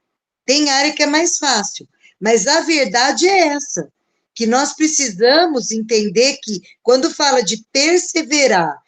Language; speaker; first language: Portuguese; native; Portuguese